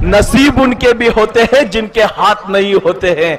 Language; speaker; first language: Hindi; non-native, local second language; Marathi